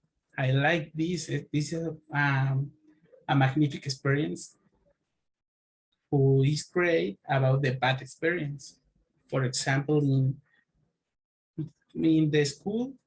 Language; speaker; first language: English; non-native, learner; Spanish